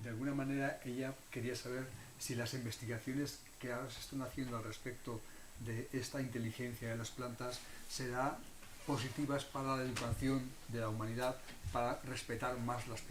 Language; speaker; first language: Spanish; native; Spanish